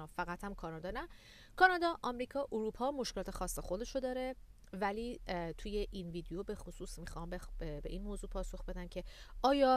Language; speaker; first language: Persian; native; Persian